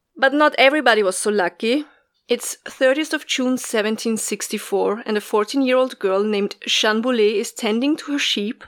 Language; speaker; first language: English; non-native, fluent; German